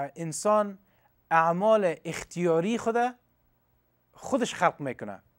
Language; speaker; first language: Persian; non-native, local second language; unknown